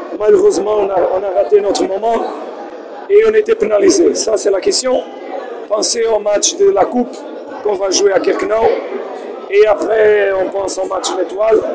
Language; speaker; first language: French; non-native, fluent; Portuguese